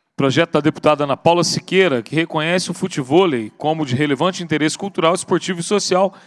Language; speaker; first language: Portuguese; native; Portuguese